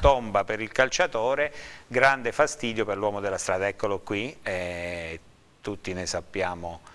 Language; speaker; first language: Italian; native; Italian